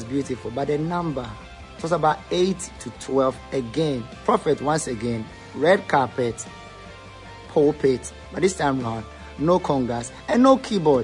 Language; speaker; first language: English; non-native, local second language; Ga